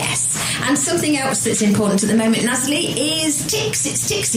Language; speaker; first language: English; native; English